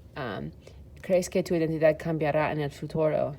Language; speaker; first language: Spanish; non-native, fluent; English